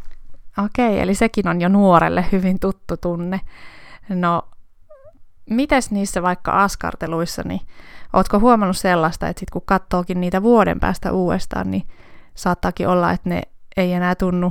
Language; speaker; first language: Finnish; native; Finnish